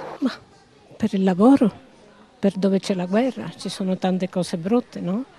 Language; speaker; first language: Italian; native; Italian